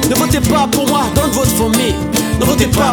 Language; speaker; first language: French; native; French